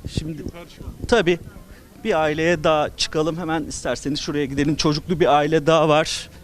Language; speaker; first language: Turkish; native; Turkish